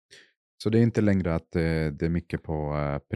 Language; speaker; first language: Swedish; non-native, fluent; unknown